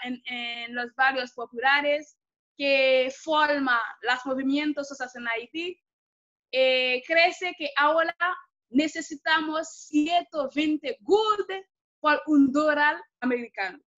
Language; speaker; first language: Spanish; non-native, fluent; Haitian Creole